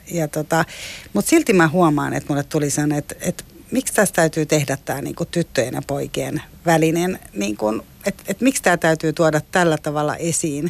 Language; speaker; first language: Finnish; native; Finnish